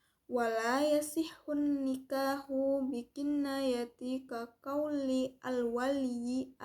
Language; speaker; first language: Arabic; non-native, learner; Indonesian